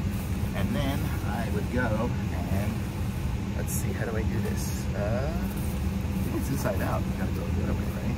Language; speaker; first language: English; native; English